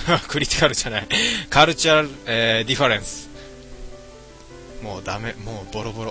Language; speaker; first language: Japanese; native; Japanese